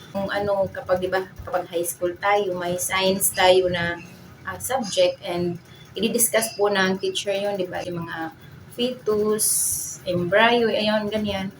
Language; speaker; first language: Filipino; non-native, local second language; Cebuano